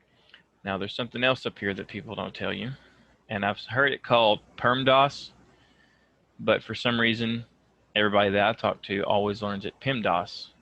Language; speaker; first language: English; native; English